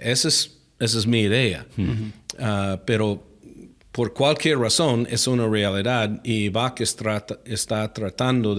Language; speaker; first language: Spanish; non-native, fluent; English